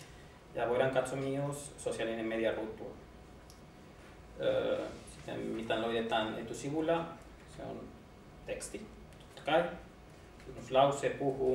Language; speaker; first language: Finnish; non-native, learner; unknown